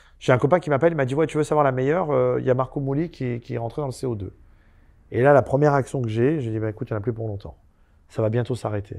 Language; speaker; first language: French; native; French